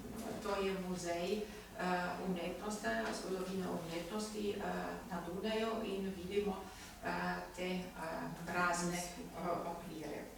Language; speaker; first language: Slovenian; non-native, learner; German